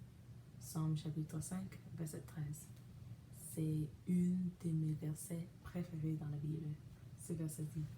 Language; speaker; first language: French; non-native, learner; English